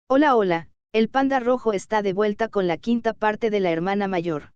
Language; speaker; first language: Spanish; native; Spanish